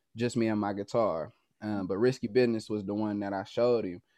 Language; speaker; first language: English; native; English